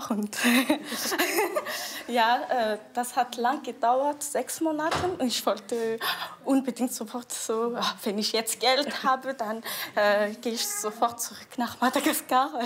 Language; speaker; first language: German; non-native, learner; Malagasy